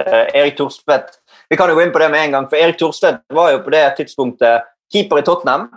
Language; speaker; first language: Norwegian; native; Norwegian